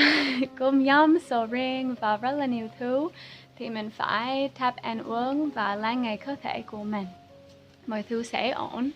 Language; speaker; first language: Vietnamese; non-native, fluent; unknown